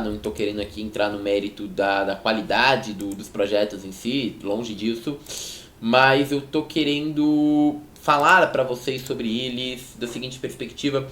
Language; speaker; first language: Portuguese; native; Portuguese